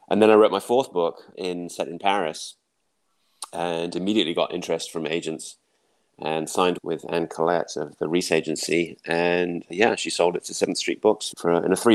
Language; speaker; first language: English; native; English